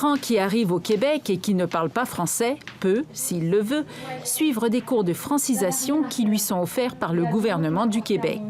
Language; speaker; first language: French; native; French